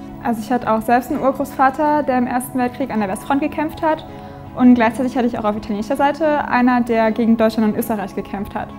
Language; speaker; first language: German; native; German